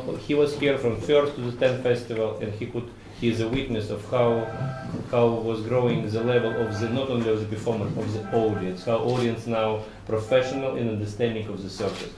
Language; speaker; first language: English; non-native, fluent; Russian